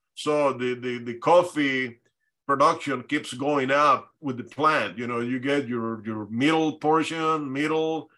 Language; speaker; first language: English; non-native, fluent; Spanish